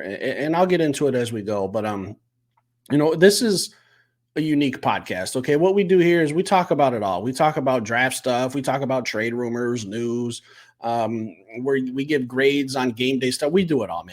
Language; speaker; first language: English; native; English